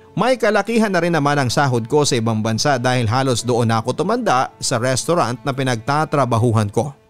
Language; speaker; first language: Filipino; native; Filipino